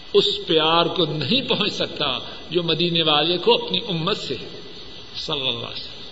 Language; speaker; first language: Urdu; non-native, local second language; Punjabi